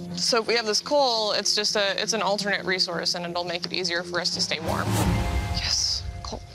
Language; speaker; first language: English; native; English